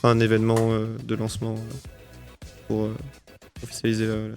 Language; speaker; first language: French; native; French